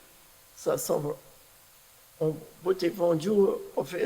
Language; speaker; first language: French; early bilingual, heritage; French